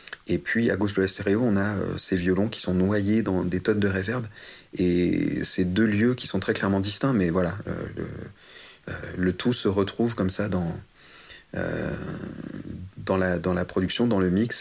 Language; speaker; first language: French; native; French